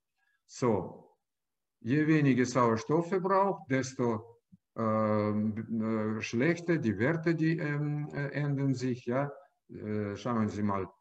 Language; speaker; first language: German; non-native, fluent; Russian